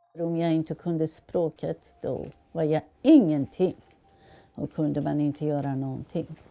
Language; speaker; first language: Swedish; non-native, fluent; Persian